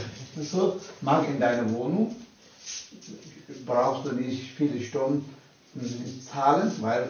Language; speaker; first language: German; non-native, learner; Tibetan